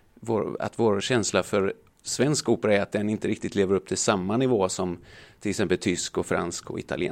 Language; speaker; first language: Swedish; native; Swedish